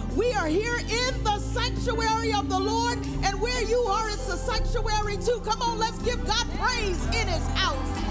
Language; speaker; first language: English; native; English